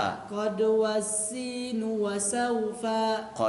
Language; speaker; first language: Arabic; non-native, learner; Indonesian